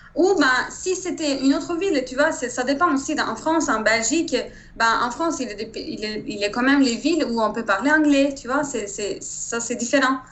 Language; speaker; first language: French; non-native, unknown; Turkish